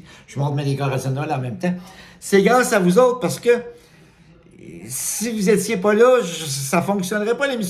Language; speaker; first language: French; native; French